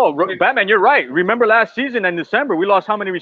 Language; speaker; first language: English; native; English